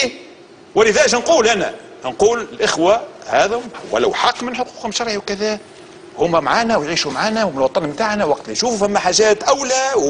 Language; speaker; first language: Arabic; native; Arabic